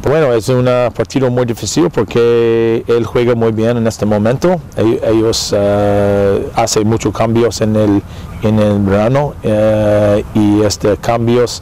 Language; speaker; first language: Spanish; non-native, learner; English